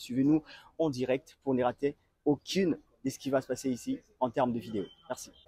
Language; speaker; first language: French; non-native, local second language; Lingala